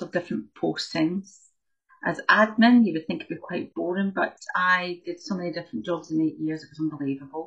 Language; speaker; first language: English; native; English